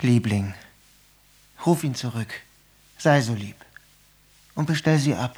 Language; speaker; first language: German; native; German